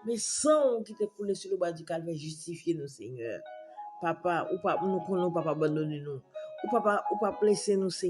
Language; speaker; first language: French; non-native, local second language; Haitian Creole